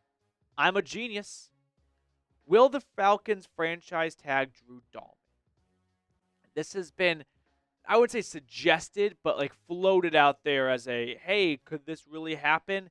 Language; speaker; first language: English; native; English